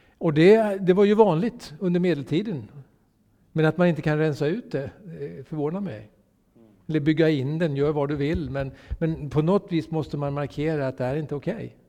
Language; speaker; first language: Swedish; native; Swedish